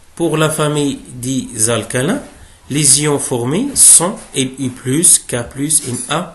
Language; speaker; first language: French; non-native, local second language; Arabic